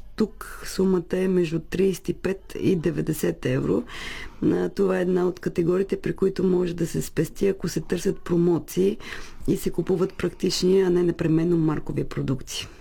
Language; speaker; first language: Bulgarian; native; Bulgarian